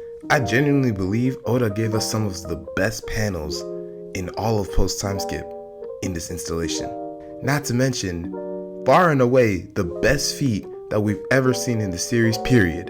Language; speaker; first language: English; native; English